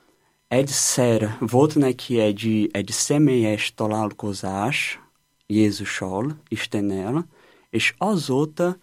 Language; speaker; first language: Hungarian; non-native, learner; Portuguese